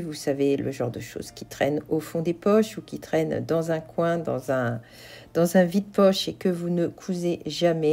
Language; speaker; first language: French; native; French